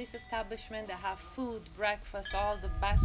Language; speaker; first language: English; non-native, fluent; Italian